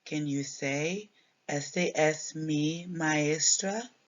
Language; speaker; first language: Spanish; non-native, learner; English